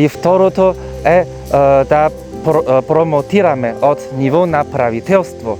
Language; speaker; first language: Bulgarian; non-native, fluent; Chinese